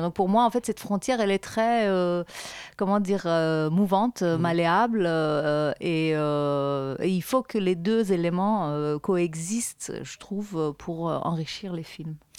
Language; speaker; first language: French; non-native, fluent; Persian